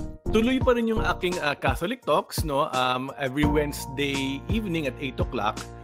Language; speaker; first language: English; non-native, local second language; Filipino